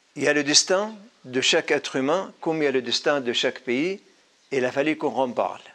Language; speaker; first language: French; non-native, fluent; Arabic